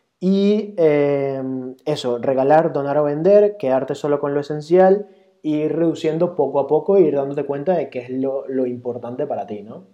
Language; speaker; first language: Spanish; native; Spanish